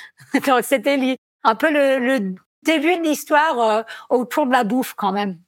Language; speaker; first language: French; non-native, fluent; English